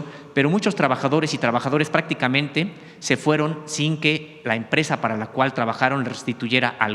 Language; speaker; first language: Spanish; native; Spanish